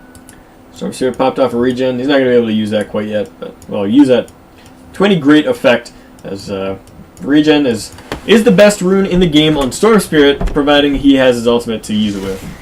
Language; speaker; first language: English; native; English